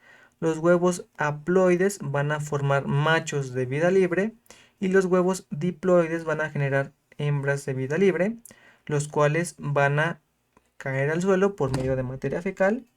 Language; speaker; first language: Spanish; native; Spanish